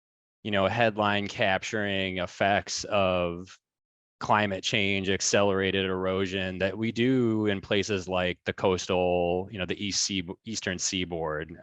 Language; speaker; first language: English; native; English